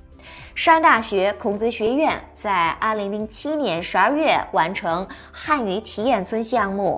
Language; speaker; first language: Chinese; non-native, fluent; Korean